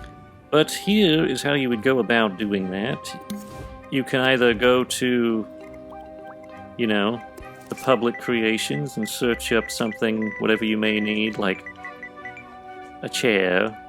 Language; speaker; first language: English; native; English